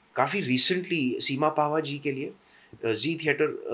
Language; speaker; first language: Hindi; non-native, local second language; English